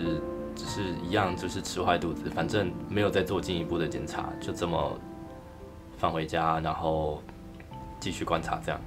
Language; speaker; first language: Chinese; native; Chinese